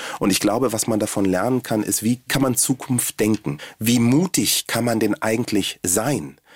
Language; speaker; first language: German; early bilingual, other home language; Swahili